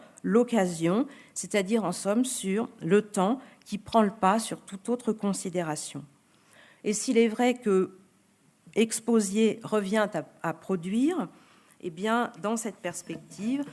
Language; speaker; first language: French; native; French